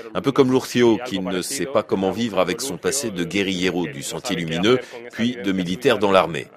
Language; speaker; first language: French; non-native, fluent; Spanish